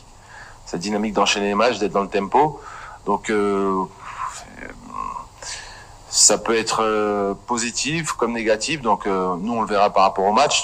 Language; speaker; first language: French; native; French